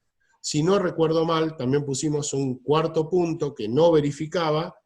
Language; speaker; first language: Spanish; native; Spanish